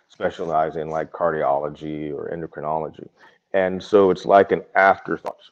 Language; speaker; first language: English; native; English